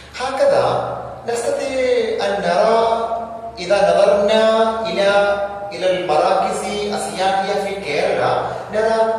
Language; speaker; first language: Arabic; non-native, fluent; Malayalam